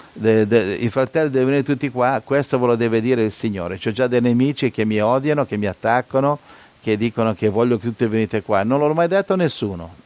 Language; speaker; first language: Italian; native; Italian